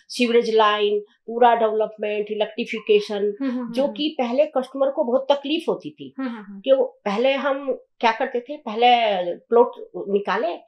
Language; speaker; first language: Hindi; native; Hindi